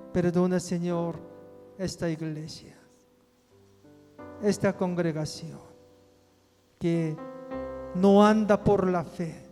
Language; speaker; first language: Spanish; non-native, fluent; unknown